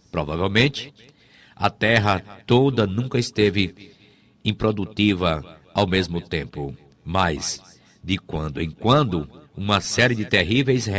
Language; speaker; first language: Portuguese; native; Portuguese